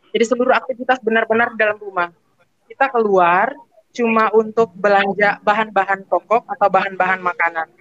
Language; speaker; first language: Indonesian; native; Indonesian